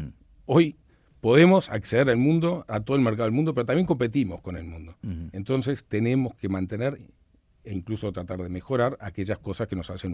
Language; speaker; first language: Spanish; native; Spanish